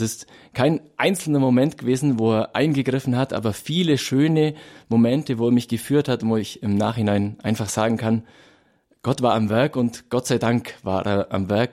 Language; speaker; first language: German; native; German